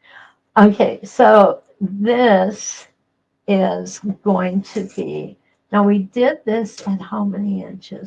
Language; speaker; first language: English; native; English